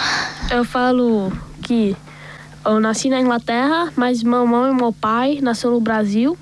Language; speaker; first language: Portuguese; early bilingual, heritage; Portuguese